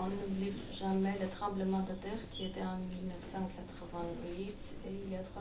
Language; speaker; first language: French; non-native, fluent; Armenian